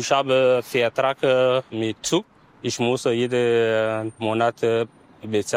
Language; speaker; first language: German; non-native, learner; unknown